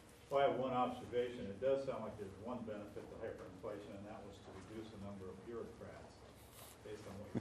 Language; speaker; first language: English; native; English